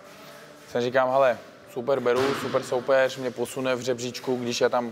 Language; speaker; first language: Czech; non-native, fluent; Uzbek